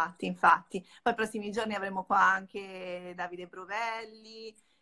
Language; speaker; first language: Italian; native; Italian